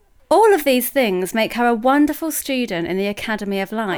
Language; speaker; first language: English; native; English